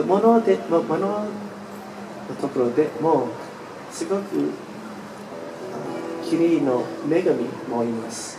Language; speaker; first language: Japanese; non-native, learner; English